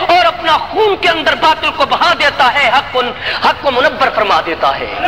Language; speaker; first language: Urdu; native; Urdu